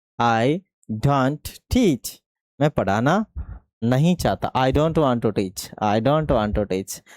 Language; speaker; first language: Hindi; native; Hindi